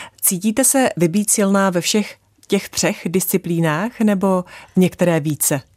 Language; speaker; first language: Czech; native; Czech